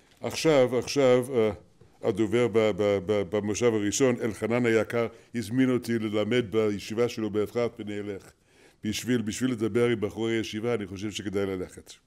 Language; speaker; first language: Hebrew; non-native, fluent; English